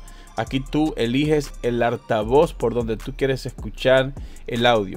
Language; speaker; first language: Spanish; native; Spanish